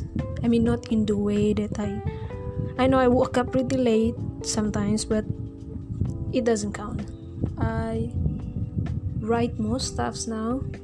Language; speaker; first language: English; non-native, local second language; Malay